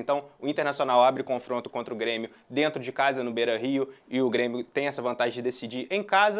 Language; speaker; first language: Portuguese; native; Portuguese